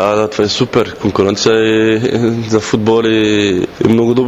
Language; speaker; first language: Bulgarian; non-native, learner; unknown